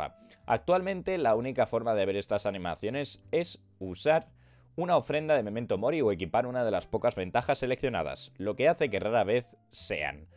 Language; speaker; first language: Spanish; native; Spanish